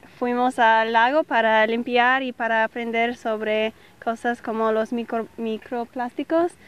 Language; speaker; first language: Spanish; non-native, learner; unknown